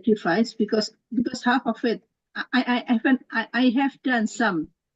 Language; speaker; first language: English; non-native, learner; Indonesian